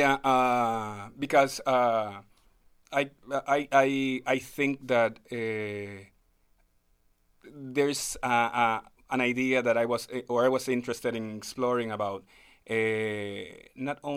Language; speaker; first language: English; non-native, fluent; Spanish